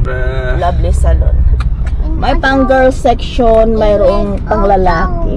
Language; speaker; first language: Filipino; native; Filipino